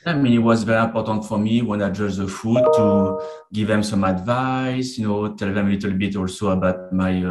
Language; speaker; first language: English; non-native, fluent; French